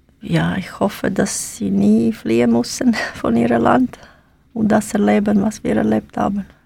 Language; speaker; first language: German; non-native, learner; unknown